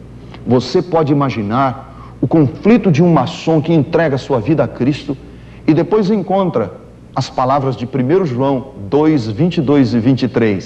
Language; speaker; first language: Portuguese; native; Portuguese